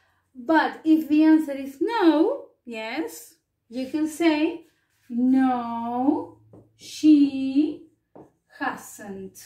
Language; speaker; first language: English; non-native, fluent; Spanish